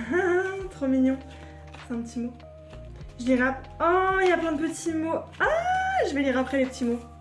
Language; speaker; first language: French; native; French